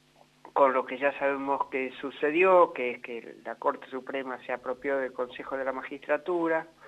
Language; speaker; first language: Spanish; native; Spanish